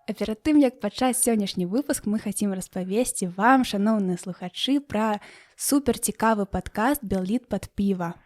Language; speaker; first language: Belarusian; non-native, local second language; Russian